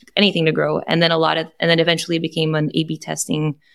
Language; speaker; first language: English; non-native, fluent; Portuguese